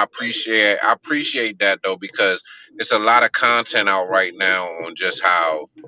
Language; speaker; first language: English; native; English